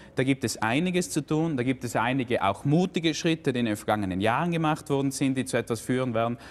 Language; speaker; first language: German; native; German